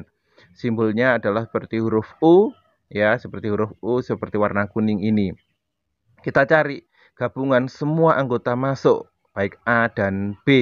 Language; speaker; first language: Indonesian; native; Indonesian